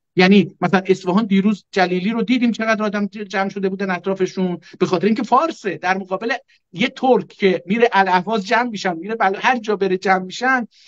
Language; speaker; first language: Persian; non-native, local second language; Azerbaijani